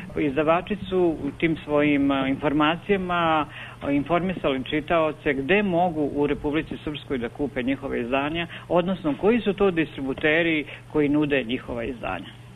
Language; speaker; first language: Serbian; native; Serbian